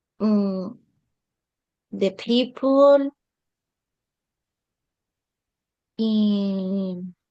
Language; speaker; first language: English; non-native, learner; Spanish